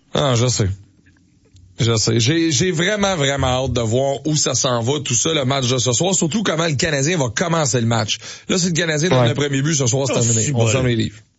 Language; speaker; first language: French; native; French